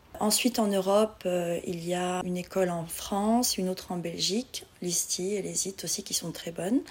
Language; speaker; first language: French; non-native, local second language; Arabic